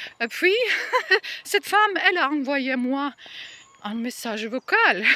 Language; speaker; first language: French; non-native, learner; Ukrainian